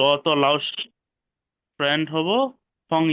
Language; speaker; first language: Chinese; non-native, learner; Bangla